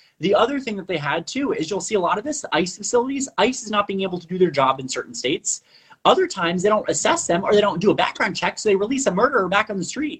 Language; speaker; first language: English; non-native, fluent; Spanish